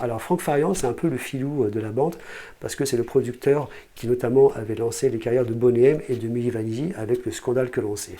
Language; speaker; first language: French; native; French